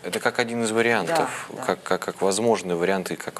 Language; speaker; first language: Russian; native; Russian